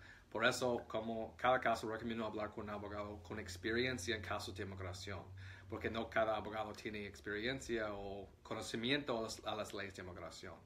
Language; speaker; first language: Spanish; non-native, fluent; English